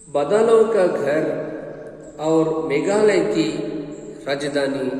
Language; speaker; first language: Hindi; non-native, local second language; Kannada